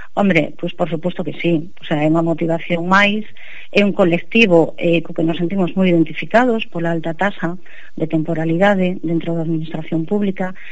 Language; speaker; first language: Galician; non-native, local second language; Spanish